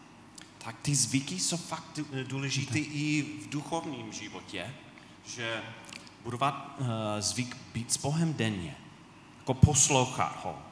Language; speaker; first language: Czech; non-native, fluent; English